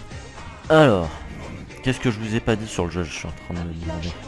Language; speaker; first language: French; native; French